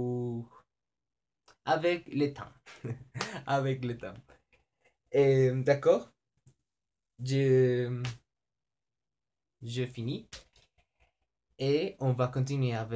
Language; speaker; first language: French; non-native, learner; Spanish